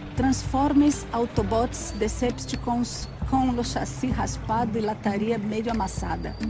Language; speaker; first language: Portuguese; non-native, fluent; Spanish